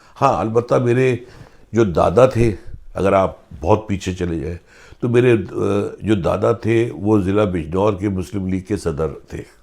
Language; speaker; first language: Urdu; native; Urdu